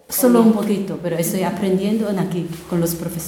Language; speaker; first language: Spanish; non-native, learner; Korean